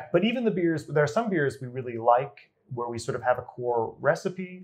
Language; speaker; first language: English; native; English